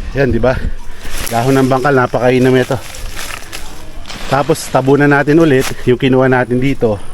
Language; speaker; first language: Filipino; native; Filipino